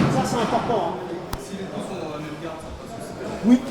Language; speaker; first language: French; native; French